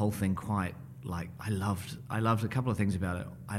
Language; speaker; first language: English; native; English